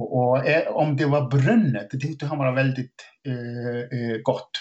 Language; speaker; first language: Swedish; non-native, fluent; Icelandic